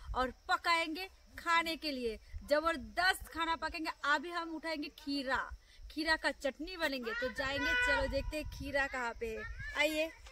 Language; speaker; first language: Hindi; non-native, local second language; Bangla